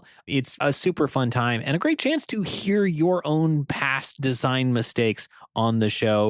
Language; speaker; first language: English; native; English